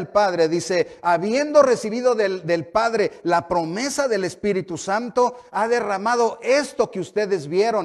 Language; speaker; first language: Spanish; native; Spanish